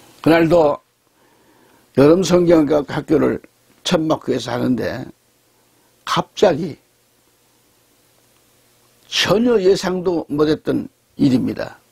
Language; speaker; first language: Korean; native; Korean